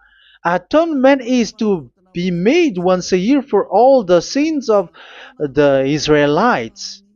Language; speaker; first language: English; non-native, fluent; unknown